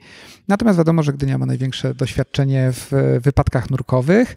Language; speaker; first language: Polish; native; Polish